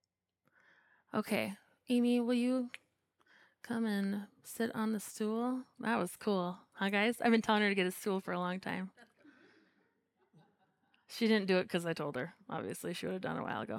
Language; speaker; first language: English; native; English